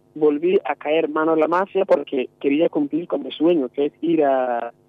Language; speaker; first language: Spanish; non-native, fluent; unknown